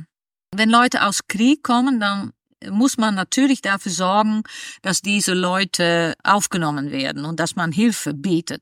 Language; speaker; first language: German; non-native, fluent; Dutch